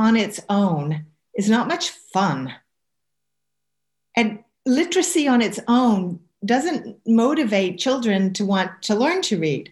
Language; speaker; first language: English; native; English